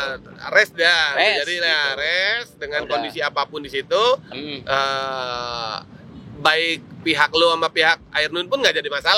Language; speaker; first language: Indonesian; native; Indonesian